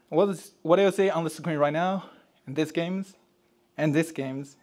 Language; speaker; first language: English; non-native, fluent; Chinese